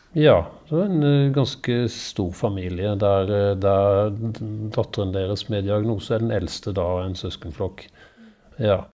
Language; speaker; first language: Norwegian; native; Norwegian